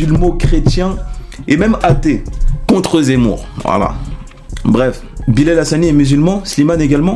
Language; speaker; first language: French; native; French